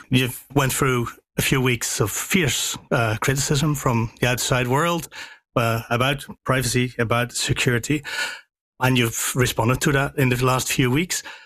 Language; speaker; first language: English; non-native, fluent; Dutch